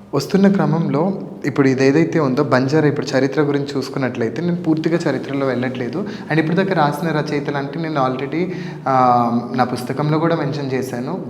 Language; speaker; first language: Telugu; non-native, local second language; Lambadi